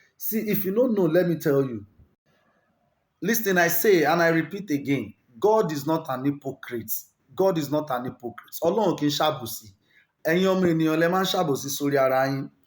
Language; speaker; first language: Nigerian Pidgin; non-native, local second language; Yoruba